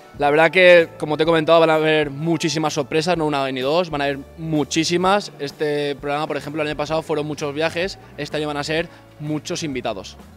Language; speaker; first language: Spanish; native; Spanish